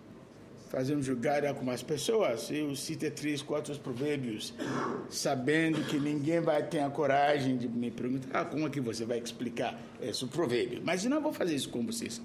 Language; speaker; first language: Portuguese; non-native, fluent; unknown